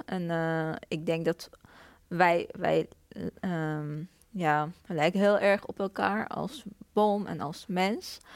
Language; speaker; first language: Dutch; non-native, fluent; Persian